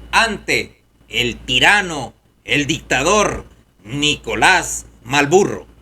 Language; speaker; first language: Spanish; native; Spanish